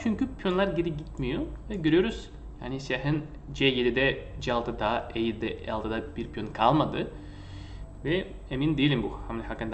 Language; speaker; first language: Turkish; non-native, fluent; Russian